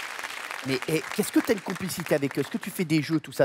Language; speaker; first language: French; native; French